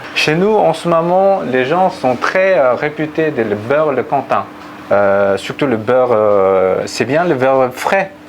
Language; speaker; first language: French; non-native, learner; Korean